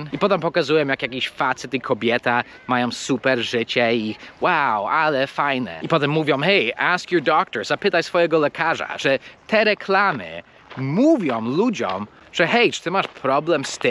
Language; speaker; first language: Polish; non-native, fluent; English